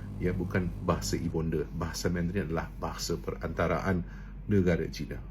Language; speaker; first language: Malay; non-native, local second language; Chinese